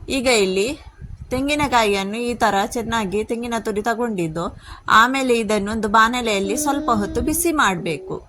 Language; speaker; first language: Kannada; non-native, local second language; Tulu